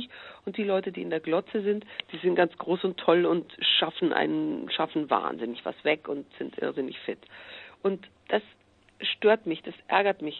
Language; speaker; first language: German; native; German